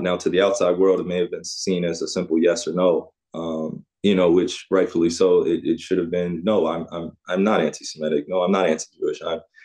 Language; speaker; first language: English; native; English